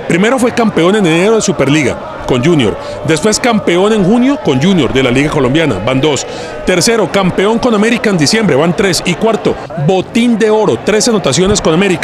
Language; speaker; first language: Spanish; native; Spanish